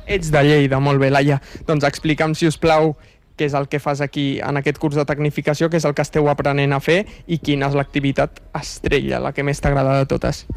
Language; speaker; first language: Catalan; native; Catalan